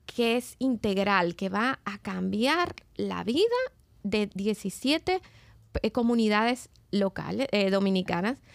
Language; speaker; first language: Spanish; native; Spanish